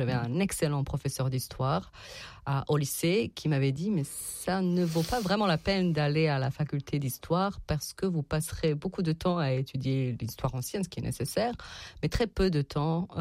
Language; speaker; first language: French; non-native, fluent; Serbian